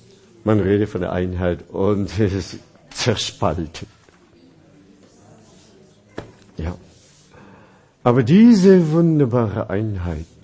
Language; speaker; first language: German; non-native, fluent; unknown